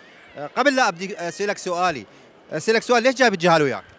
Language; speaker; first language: Arabic; native; Arabic